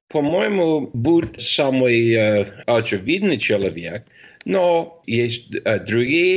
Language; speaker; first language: Russian; non-native, fluent; English